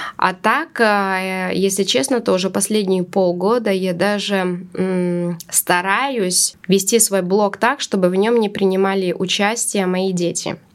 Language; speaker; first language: Russian; non-native, local second language; Latvian